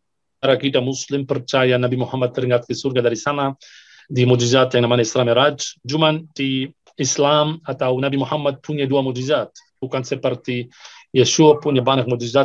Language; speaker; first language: Indonesian; non-native, fluent; Arabic